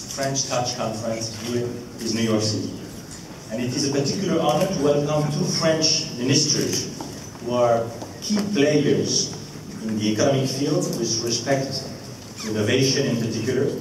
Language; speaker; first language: English; non-native, fluent; French